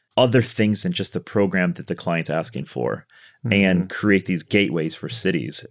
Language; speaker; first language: English; native; English